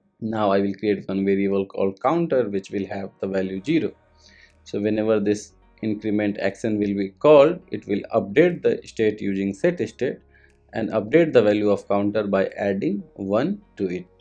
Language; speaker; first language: English; non-native, local second language; Hindi